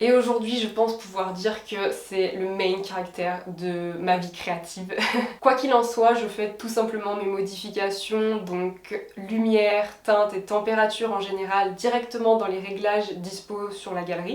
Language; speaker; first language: French; native; French